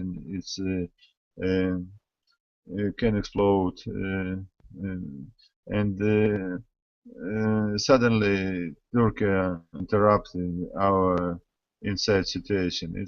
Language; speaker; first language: English; non-native, learner; Russian